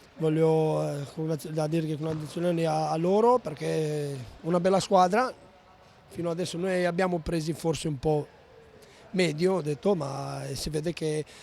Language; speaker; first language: Italian; non-native, fluent; Romanian